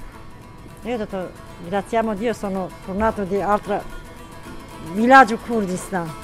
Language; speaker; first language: Italian; non-native, learner; Kurdish